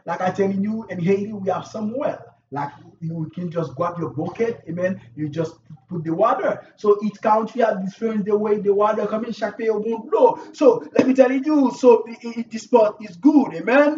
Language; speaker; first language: English; non-native, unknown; Haitian Creole